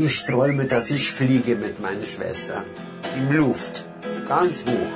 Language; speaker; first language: German; non-native, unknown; Russian